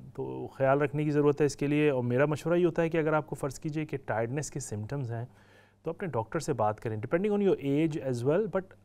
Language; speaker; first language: Urdu; native; Urdu